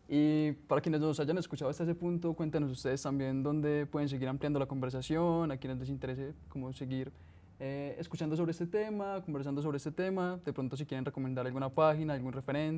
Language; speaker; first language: Spanish; native; Spanish